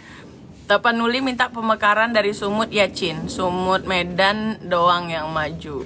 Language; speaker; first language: Indonesian; native; Indonesian